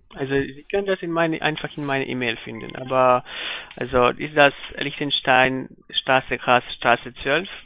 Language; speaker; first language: German; non-native, fluent; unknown